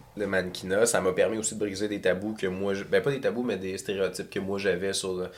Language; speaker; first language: French; native; French